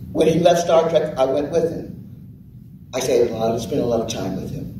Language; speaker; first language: English; native; English